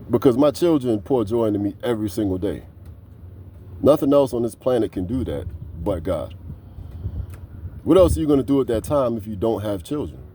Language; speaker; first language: English; native; English